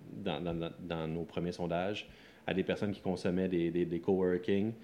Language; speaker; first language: French; native; French